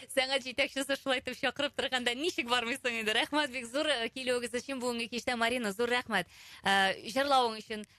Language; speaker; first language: Tatar; native; Tatar